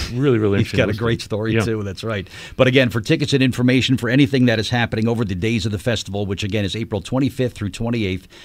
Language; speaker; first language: English; native; English